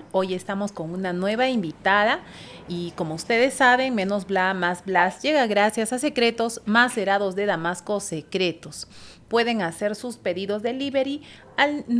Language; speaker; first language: Spanish; native; Spanish